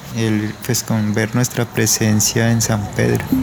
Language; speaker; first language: Spanish; non-native, local second language; Ticuna